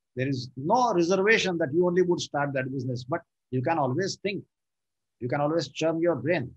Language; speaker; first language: English; non-native, local second language; Marathi